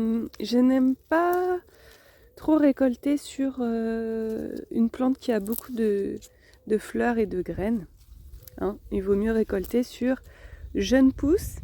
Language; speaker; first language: French; native; French